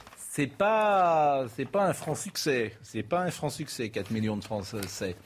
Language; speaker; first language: French; native; French